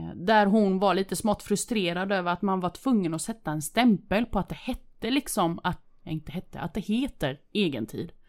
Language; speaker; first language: Swedish; early bilingual, other home language; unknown